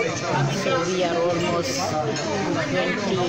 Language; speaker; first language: English; non-native, local second language; Filipino